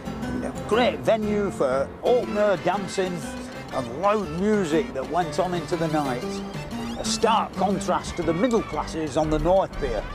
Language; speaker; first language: English; native; English